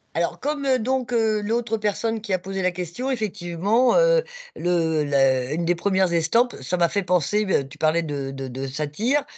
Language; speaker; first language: French; native; French